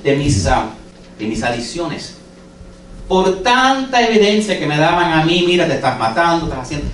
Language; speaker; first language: Spanish; non-native, fluent; English